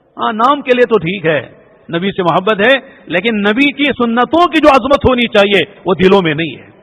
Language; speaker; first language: Urdu; native; Urdu